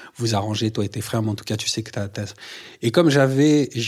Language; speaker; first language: French; native; French